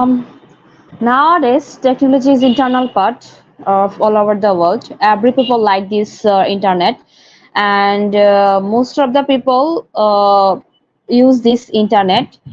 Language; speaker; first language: English; non-native, learner; Bangla